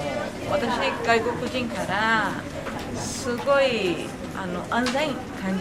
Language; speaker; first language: Japanese; non-native, learner; Portuguese